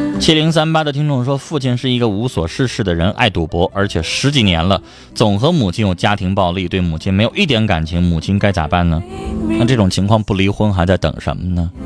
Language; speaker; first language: Chinese; native; Chinese